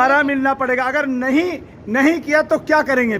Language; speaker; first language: Hindi; native; Hindi